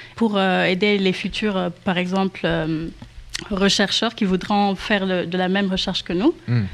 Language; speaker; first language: French; non-native, local second language; Kinyarwanda